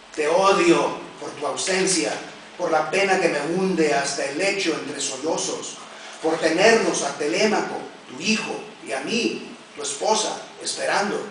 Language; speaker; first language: Spanish; early bilingual, heritage; Spanish